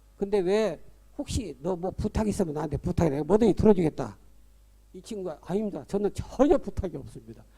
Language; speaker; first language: Korean; native; Korean